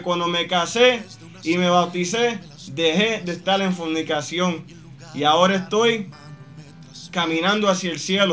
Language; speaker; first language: Spanish; native; Spanish